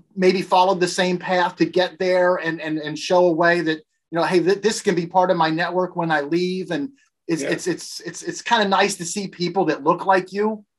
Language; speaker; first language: English; native; English